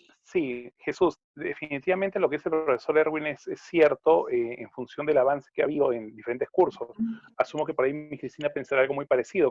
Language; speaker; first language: Spanish; native; Spanish